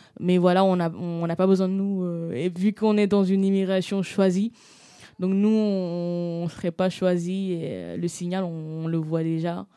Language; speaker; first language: French; non-native, local second language; Wolof